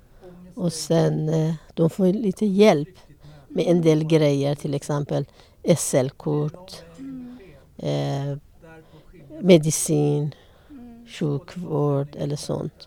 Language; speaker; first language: Swedish; non-native, learner; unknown